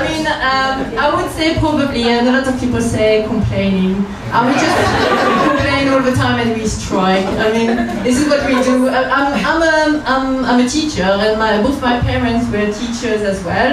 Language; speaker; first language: English; non-native, fluent; French